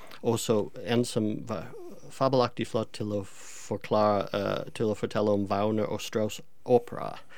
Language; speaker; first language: Norwegian; non-native, fluent; English